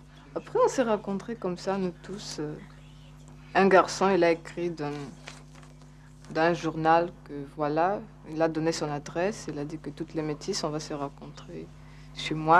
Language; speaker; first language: French; non-native, fluent; Russian